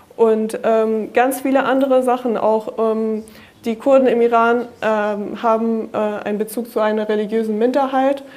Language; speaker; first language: German; non-native, fluent; Kurdish